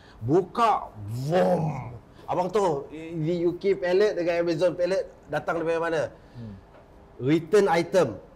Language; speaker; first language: Malay; native; Malay